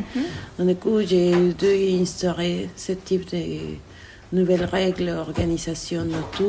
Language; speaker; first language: French; non-native, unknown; Spanish